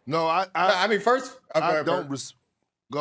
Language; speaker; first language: English; native; English